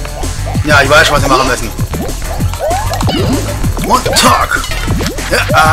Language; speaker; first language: German; native; German